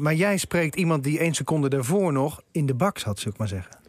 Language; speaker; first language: Dutch; native; Dutch